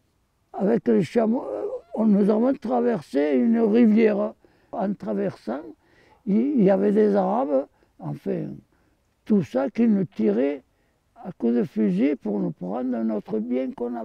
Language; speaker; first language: French; early bilingual, other home language; Armenian